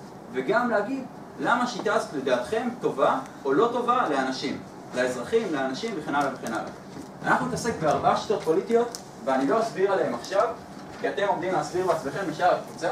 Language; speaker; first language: Hebrew; native; Hebrew